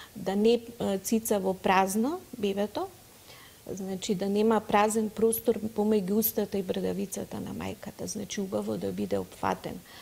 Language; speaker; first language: Macedonian; native; Macedonian